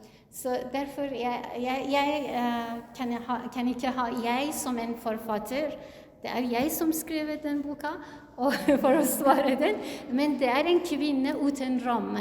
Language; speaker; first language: Norwegian; non-native, learner; Kurdish